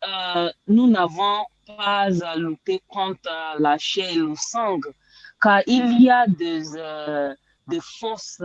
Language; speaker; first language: French; non-native, learner; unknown